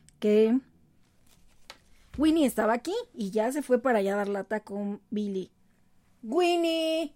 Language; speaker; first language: Spanish; native; Spanish